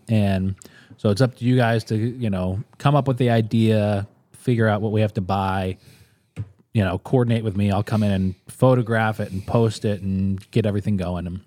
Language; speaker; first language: English; native; English